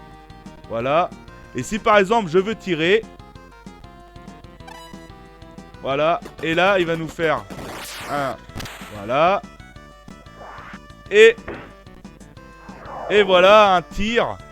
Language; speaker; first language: French; native; French